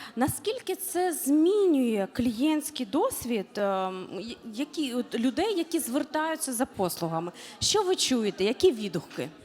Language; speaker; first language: Ukrainian; native; Ukrainian